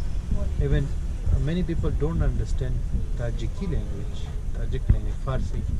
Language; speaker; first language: English; non-native, local second language; Urdu